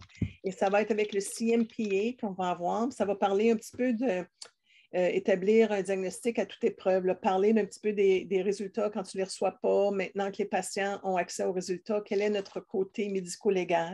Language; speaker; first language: French; native; French